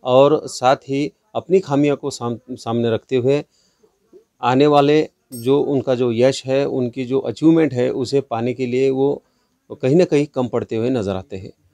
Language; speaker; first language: Hindi; non-native, local second language; Marathi